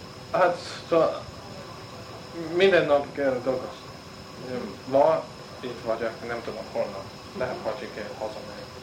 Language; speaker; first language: Hungarian; non-native, learner; Chinese